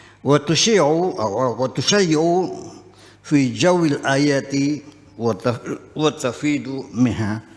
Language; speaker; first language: Arabic; non-native, fluent; Javanese